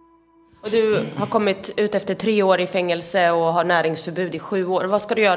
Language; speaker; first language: Swedish; native; Swedish